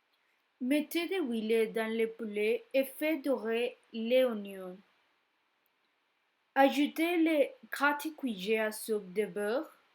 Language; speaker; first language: French; non-native, learner; Spanish